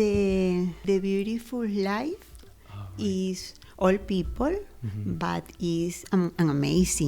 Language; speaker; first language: English; non-native, learner; Spanish